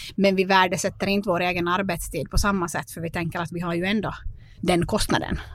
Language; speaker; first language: Swedish; native; Swedish